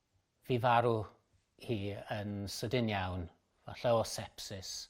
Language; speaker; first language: Welsh; native; Welsh